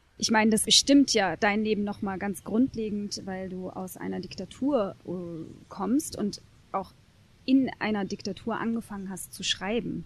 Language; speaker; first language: German; native; German